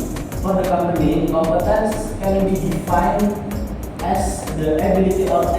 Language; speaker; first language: English; non-native, learner; Indonesian